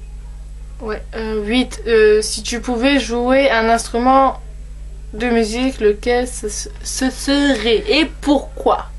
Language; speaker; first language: French; native; French